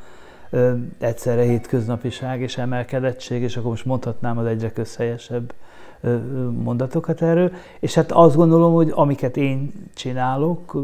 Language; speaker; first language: Hungarian; native; Hungarian